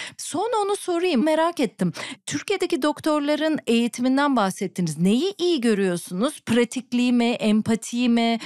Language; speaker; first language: Turkish; native; Turkish